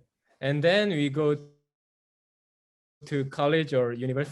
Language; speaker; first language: English; non-native, fluent; Korean